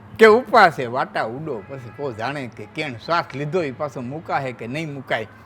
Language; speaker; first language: Gujarati; non-native, local second language; Kachhi